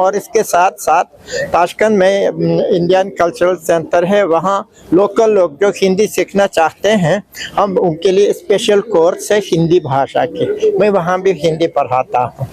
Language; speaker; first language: Hindi; non-native, fluent; Uzbek